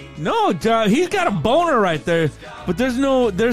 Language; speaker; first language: English; native; English